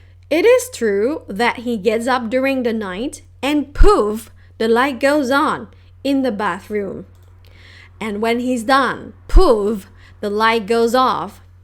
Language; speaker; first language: English; non-native, fluent; Thai